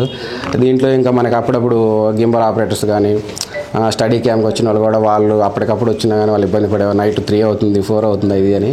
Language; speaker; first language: Telugu; native; Telugu